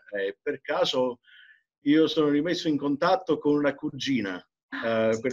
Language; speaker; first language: Italian; early bilingual, heritage; English